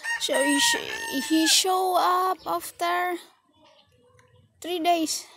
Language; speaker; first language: English; non-native, local second language; Filipino